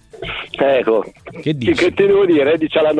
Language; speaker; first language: Italian; native; Italian